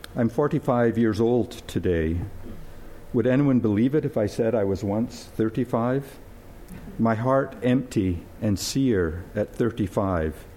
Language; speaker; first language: English; native; English